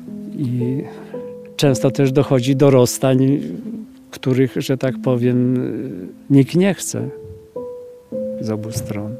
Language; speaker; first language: Polish; native; Polish